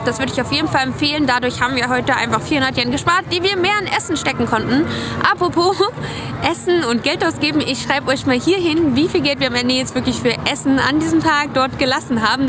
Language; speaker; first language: German; native; German